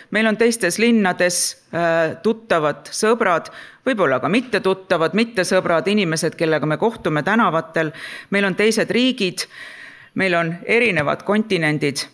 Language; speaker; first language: Estonian; native; Estonian